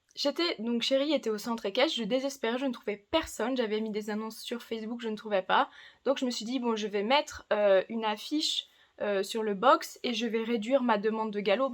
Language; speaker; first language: French; native; French